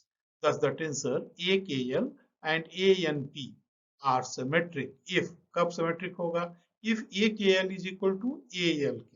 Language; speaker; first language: English; non-native, local second language; Hindi